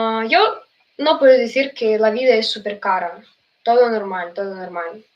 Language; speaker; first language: Spanish; non-native, fluent; Russian